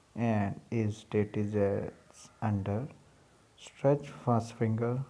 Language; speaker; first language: English; non-native, local second language; Punjabi